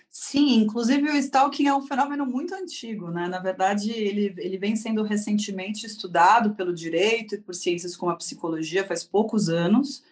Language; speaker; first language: Portuguese; native; Portuguese